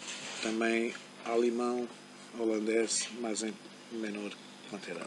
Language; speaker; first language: Portuguese; non-native, fluent; German